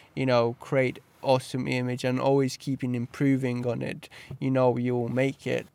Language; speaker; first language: English; early bilingual, other home language; Polish